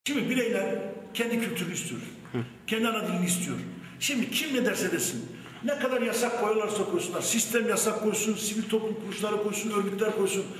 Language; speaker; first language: Turkish; native; Turkish